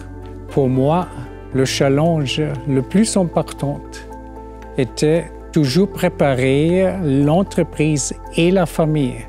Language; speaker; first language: French; non-native, fluent; German